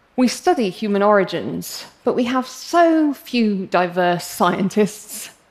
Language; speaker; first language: English; native; English